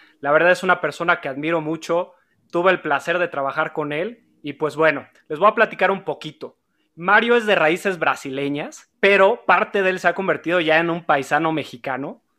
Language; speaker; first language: Spanish; native; Spanish